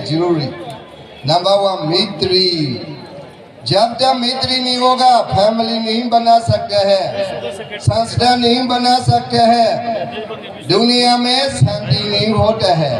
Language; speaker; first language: Hindi; non-native, learner; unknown